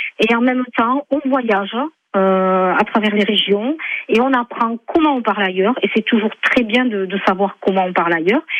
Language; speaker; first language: French; native; French